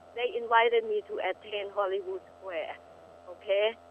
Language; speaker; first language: English; non-native, fluent; Thai